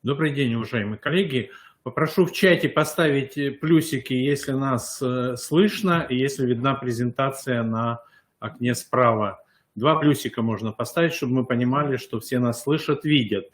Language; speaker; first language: Russian; native; Russian